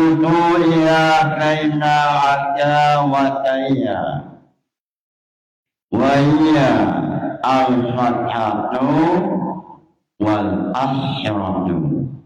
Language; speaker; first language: Arabic; non-native, fluent; Indonesian